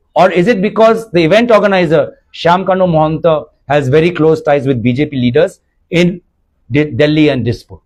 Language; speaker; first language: English; non-native, local second language; Assamese